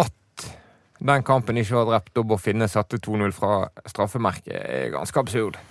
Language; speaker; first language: Norwegian; native; Norwegian